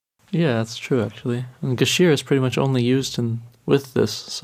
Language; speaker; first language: English; native; English